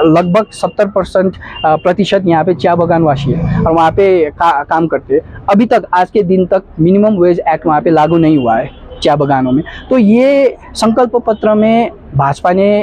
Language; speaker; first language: Hindi; non-native, local second language; Nepali